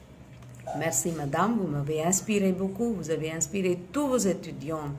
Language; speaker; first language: French; non-native, fluent; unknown